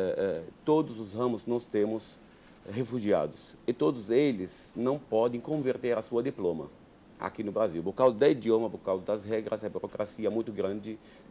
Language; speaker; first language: Portuguese; non-native, fluent; Arabic